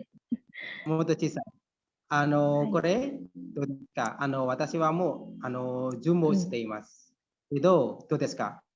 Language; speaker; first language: Japanese; non-native, fluent; Indonesian